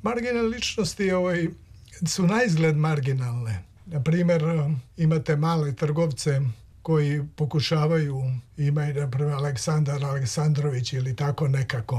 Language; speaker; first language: Serbian; native; Serbian